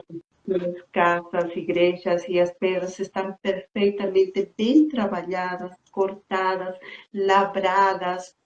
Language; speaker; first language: Portuguese; non-native, fluent; Spanish